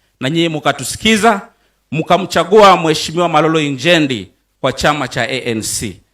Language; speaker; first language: Swahili; non-native, local second language; Luyia